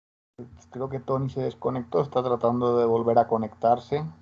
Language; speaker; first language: Spanish; native; Spanish